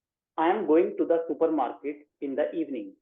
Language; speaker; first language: English; non-native, local second language; Hindi